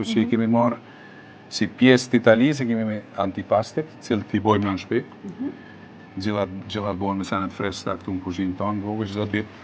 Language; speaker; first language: Albanian; early bilingual, other home language; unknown